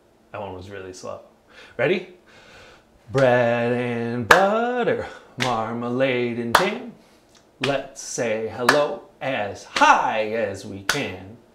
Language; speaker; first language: English; native; English